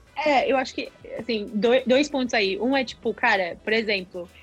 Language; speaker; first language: Portuguese; non-native, fluent; English